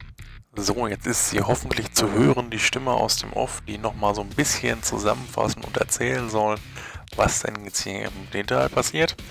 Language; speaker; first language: German; native; German